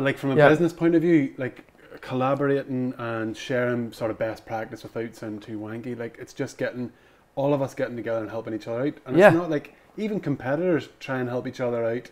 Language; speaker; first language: English; native; English